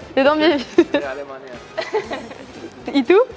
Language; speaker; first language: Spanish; non-native, learner; French